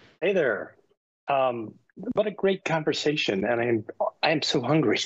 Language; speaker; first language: English; native; English